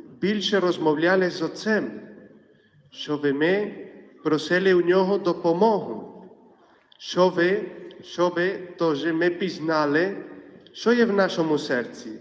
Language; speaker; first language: Ukrainian; non-native, fluent; Polish